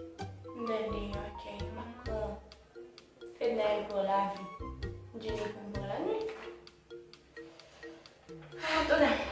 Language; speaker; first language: French; non-native, local second language; Haitian Creole